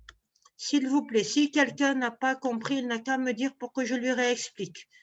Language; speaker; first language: French; non-native, local second language; Arabic